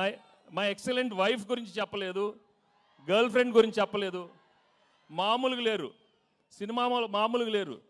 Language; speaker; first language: Telugu; native; Telugu